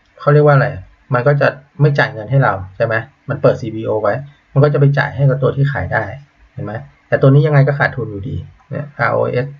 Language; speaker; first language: Thai; native; Thai